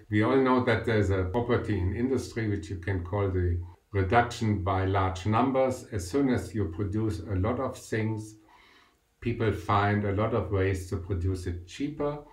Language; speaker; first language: English; non-native, fluent; German